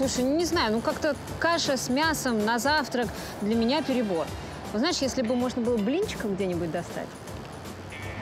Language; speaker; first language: Russian; native; Russian